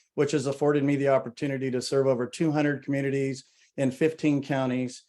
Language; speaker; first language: English; native; English